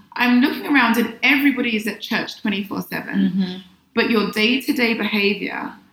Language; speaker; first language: English; native; English